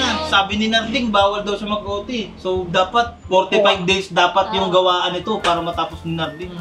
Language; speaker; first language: Filipino; native; Filipino